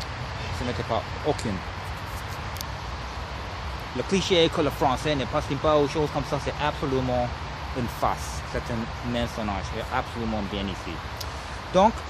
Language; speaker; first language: French; non-native, learner; English